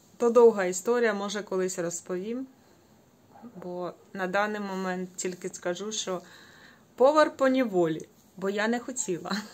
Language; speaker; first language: Ukrainian; native; Ukrainian